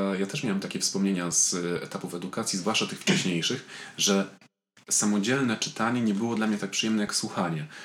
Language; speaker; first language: Polish; native; Polish